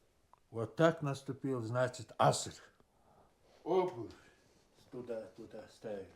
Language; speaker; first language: Russian; native; Russian